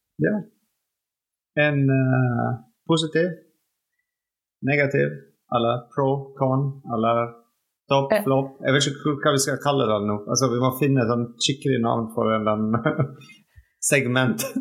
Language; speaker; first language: Norwegian; non-native, fluent; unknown